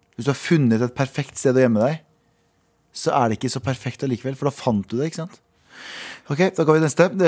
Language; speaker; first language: Norwegian; early bilingual, other home language; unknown